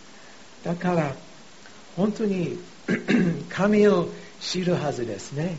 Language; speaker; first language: Japanese; non-native, fluent; English